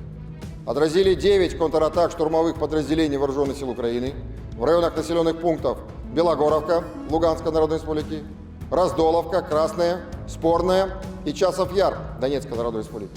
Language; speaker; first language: Russian; native; Russian